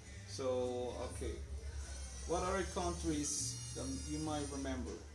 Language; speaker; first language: English; non-native, fluent; Spanish